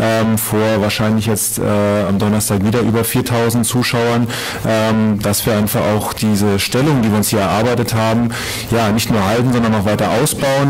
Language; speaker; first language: German; native; German